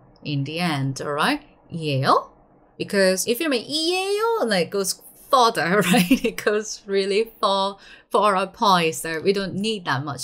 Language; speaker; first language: English; non-native, fluent; Korean